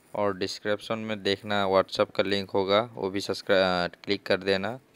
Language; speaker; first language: Hindi; non-native, local second language; Assamese